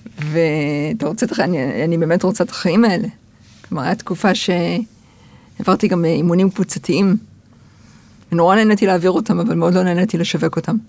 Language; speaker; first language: Hebrew; early bilingual, other home language; English